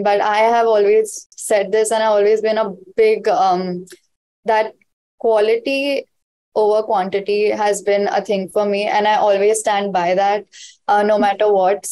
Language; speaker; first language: English; non-native, local second language; Hindi